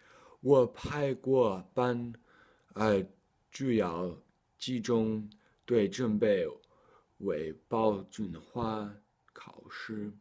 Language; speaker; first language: Chinese; non-native, learner; English